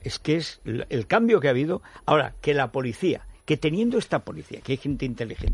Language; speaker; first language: Spanish; native; Spanish